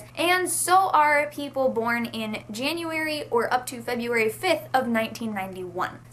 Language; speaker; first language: English; native; English